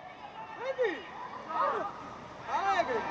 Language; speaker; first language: Georgian; native; Georgian